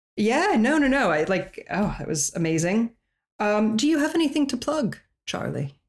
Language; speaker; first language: English; native; English